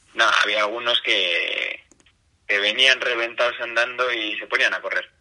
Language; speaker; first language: Spanish; native; Spanish